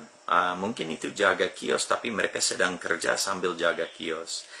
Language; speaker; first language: Indonesian; non-native, fluent; English